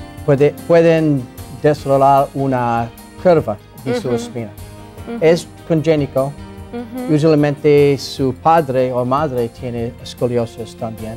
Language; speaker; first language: Spanish; non-native, learner; English